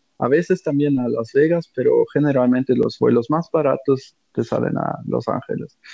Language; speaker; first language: Spanish; non-native, fluent; German